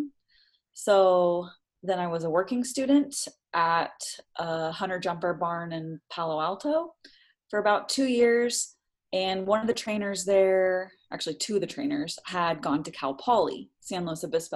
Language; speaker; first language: English; native; English